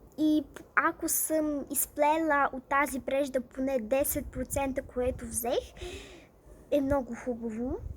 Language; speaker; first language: Bulgarian; non-native, fluent; Ukrainian